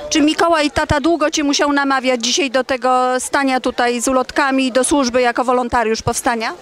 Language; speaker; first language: Polish; native; Polish